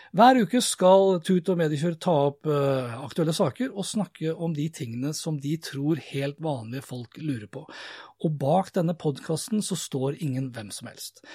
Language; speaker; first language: Norwegian; native; Norwegian